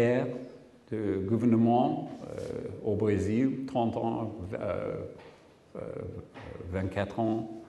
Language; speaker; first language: French; non-native, learner; English